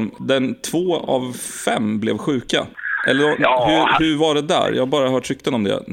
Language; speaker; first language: Swedish; native; Swedish